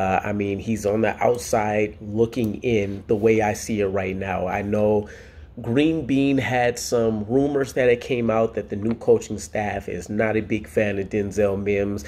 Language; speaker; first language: English; native; English